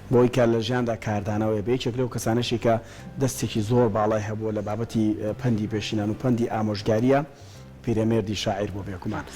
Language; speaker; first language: Central Kurdish; native; Central Kurdish